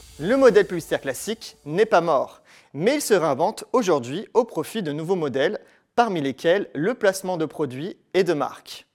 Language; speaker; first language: French; native; French